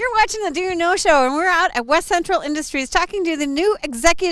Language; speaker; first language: English; native; English